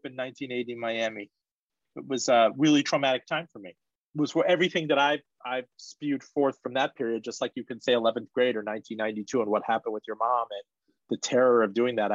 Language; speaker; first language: English; early bilingual, other home language; Persian